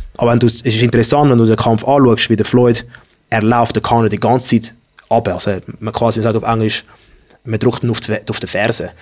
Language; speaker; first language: German; early bilingual, other home language; English